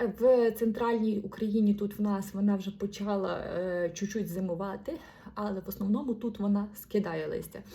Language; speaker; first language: Ukrainian; non-native, local second language; Russian